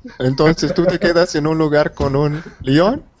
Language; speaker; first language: Spanish; non-native, learner; English